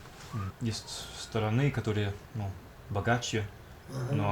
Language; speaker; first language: Russian; non-native, learner; English